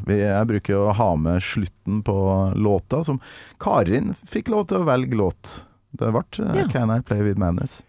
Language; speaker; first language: Norwegian; native; Norwegian